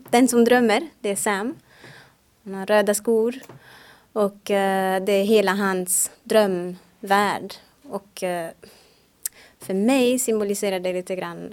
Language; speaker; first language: Swedish; non-native, fluent; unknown